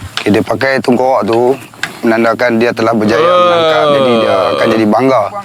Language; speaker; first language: Malay; native; Malay